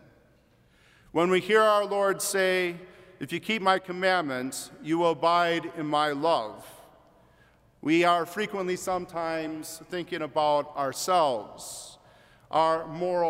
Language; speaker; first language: English; native; English